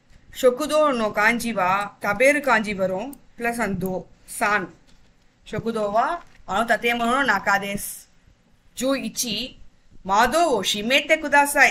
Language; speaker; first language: Japanese; non-native, fluent; Tamil